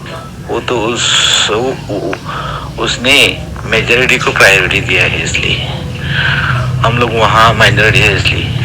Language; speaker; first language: Hindi; non-native, fluent; Rohingya